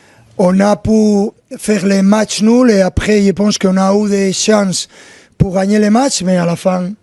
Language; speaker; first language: French; non-native, fluent; Spanish